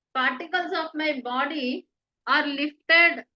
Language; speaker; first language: English; non-native, local second language; Telugu